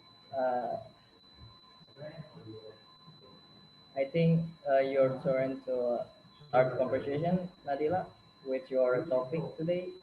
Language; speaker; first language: English; non-native, learner; Indonesian